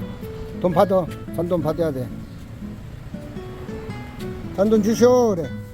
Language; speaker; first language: Korean; native; Korean